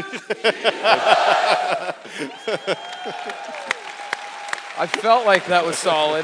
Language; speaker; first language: English; native; English